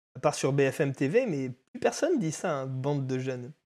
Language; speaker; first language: French; native; French